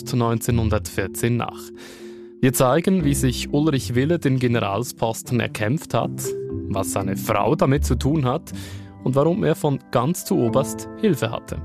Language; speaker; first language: German; native; German